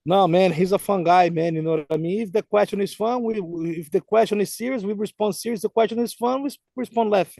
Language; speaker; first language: English; non-native, fluent; Portuguese